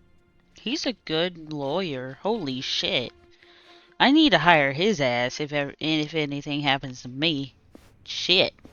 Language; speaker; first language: English; native; English